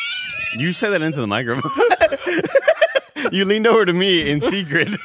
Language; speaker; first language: English; native; English